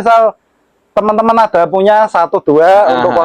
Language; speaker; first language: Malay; non-native, local second language; Javanese